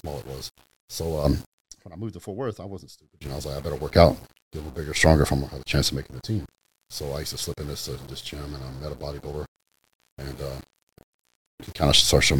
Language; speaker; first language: English; native; English